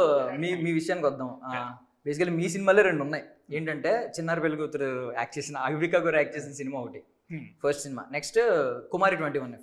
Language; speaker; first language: Telugu; native; Telugu